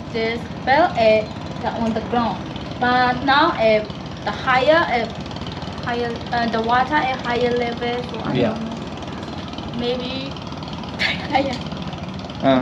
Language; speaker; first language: English; non-native, learner; Burmese